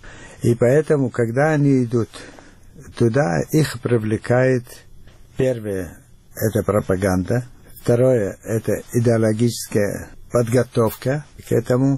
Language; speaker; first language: Russian; non-native, fluent; Arabic